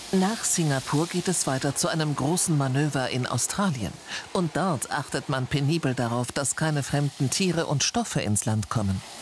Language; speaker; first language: German; native; German